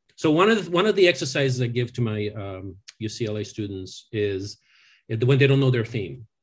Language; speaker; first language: English; non-native, fluent; French